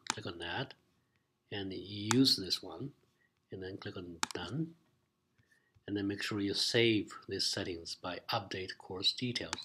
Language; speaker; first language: English; non-native, fluent; Chinese